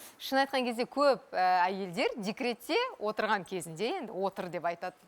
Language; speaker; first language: Kazakh; native; Kazakh